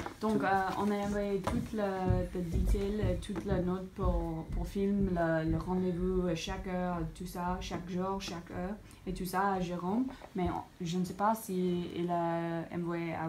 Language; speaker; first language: French; non-native, learner; English